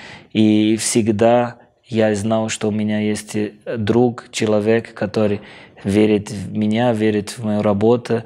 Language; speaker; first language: Russian; non-native, fluent; Portuguese